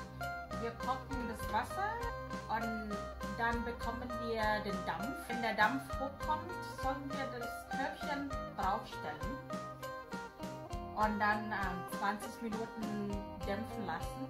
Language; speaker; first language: German; non-native, fluent; Thai